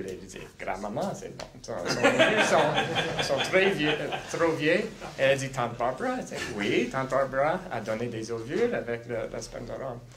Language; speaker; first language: French; non-native, local second language; English